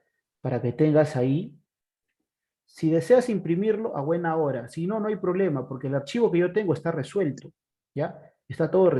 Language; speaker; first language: Spanish; native; Spanish